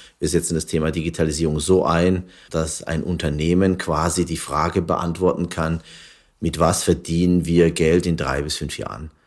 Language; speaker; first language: German; early bilingual, other home language; Turkish